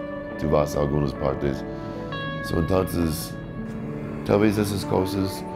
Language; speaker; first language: Spanish; non-native, learner; English